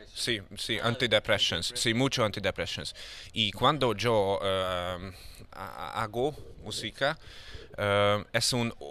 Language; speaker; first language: Spanish; non-native, learner; Hungarian